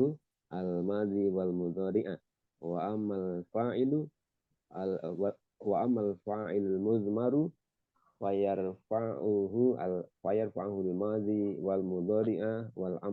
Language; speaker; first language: Arabic; non-native, learner; Indonesian